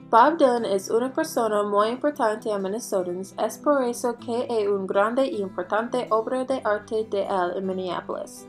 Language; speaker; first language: Spanish; non-native, learner; English